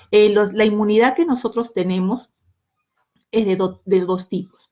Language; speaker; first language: Spanish; native; Spanish